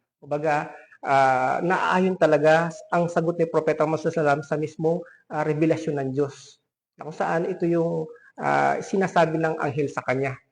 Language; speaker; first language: Filipino; non-native, local second language; Pampanga